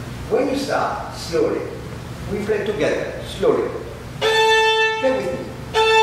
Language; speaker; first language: English; non-native, learner; French